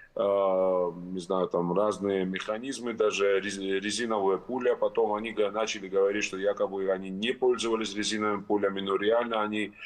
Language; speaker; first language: Russian; non-native, local second language; Georgian